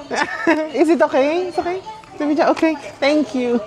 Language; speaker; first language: English; non-native, fluent; Filipino